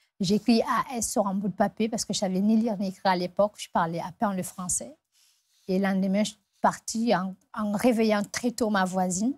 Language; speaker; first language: French; non-native, local second language; Fula